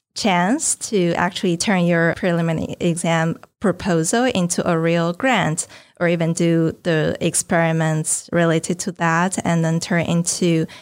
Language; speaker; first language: English; non-native, fluent; Chinese